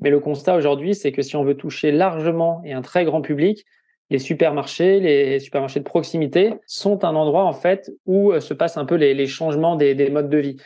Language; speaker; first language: French; native; French